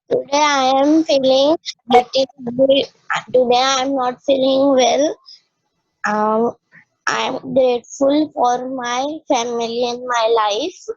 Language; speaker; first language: English; non-native, learner; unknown